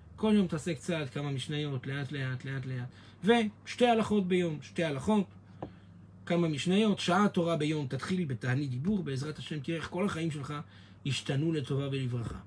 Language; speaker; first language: Hebrew; native; Hebrew